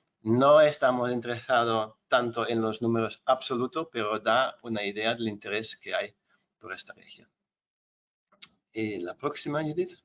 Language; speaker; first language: Spanish; non-native, fluent; Dutch